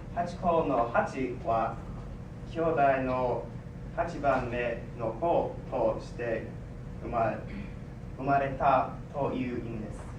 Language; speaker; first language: Japanese; non-native, learner; English